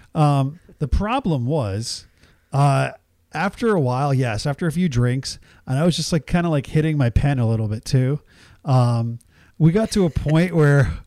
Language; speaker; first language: English; native; English